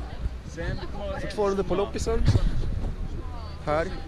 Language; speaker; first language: Swedish; early bilingual, other home language; Russian